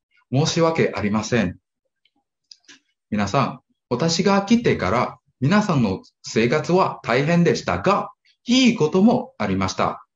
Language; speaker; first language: Japanese; non-native, learner; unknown